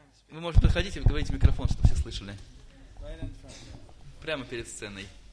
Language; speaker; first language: Russian; native; Russian